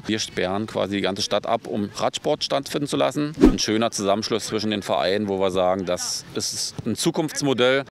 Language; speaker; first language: German; native; German